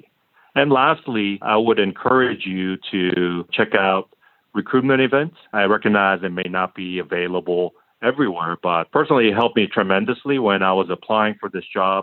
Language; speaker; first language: English; non-native, fluent; Korean